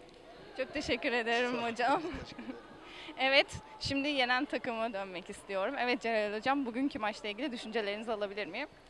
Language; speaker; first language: Turkish; native; Turkish